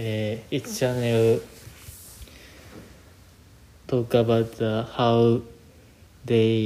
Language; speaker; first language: English; non-native, learner; Japanese